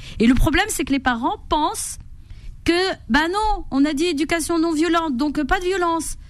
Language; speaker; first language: French; native; French